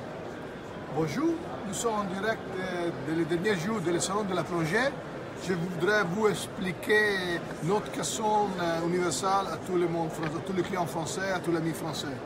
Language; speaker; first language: French; non-native, fluent; Italian